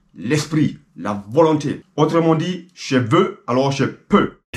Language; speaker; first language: French; non-native, fluent; German